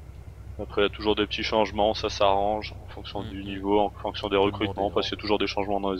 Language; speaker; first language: French; native; French